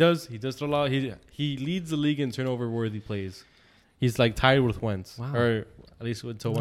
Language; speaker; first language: English; native; English